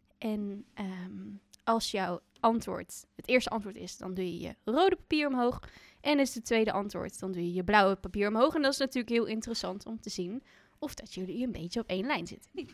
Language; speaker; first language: Dutch; native; Dutch